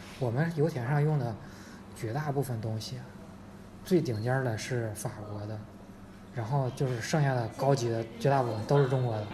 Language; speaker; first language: Chinese; native; Chinese